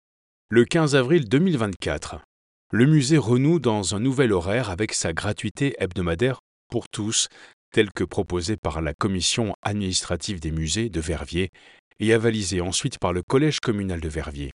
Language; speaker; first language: French; native; French